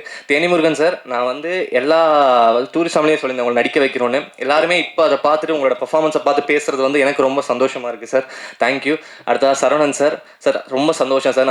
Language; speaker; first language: Tamil; native; Tamil